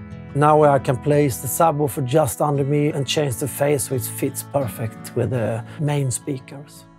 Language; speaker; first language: English; non-native, fluent; Swedish